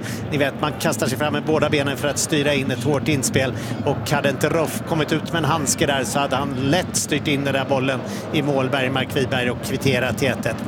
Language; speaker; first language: Swedish; native; Swedish